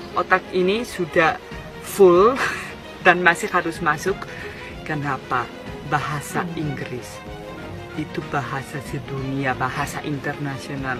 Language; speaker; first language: Indonesian; non-native, fluent; Spanish